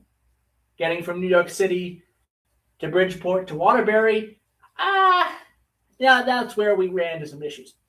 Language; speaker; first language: English; native; English